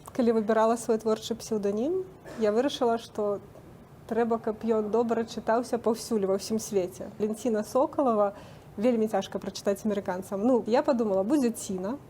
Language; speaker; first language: Belarusian; non-native, local second language; Russian